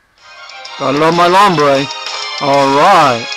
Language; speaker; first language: English; native; English